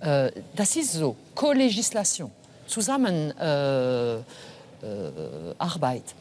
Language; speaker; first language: German; non-native, fluent; French